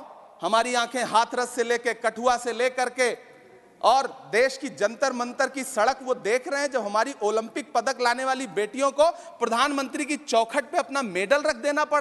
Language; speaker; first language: Hindi; native; Hindi